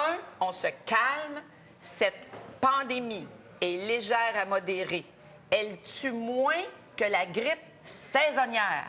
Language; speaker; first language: French; native; French